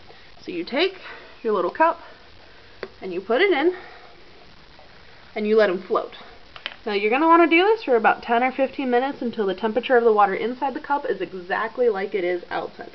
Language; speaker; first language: English; native; English